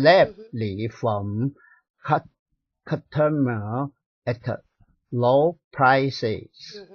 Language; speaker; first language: English; non-native, learner; Chinese